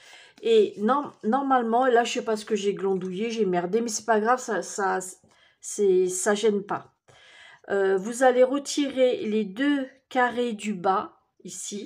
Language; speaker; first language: French; native; French